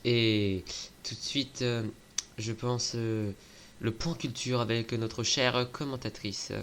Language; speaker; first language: French; native; French